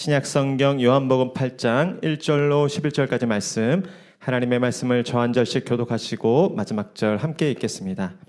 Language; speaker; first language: Korean; native; Korean